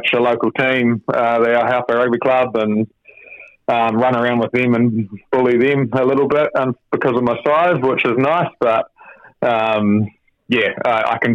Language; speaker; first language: English; native; English